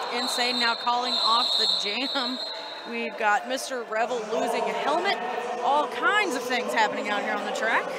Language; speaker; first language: English; native; English